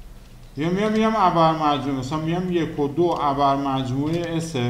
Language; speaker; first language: Persian; native; Persian